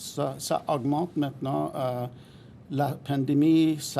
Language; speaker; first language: French; non-native, fluent; English